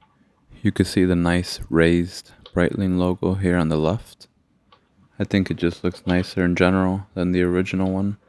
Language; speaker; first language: English; native; English